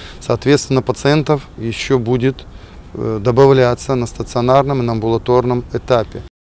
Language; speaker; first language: Russian; native; Russian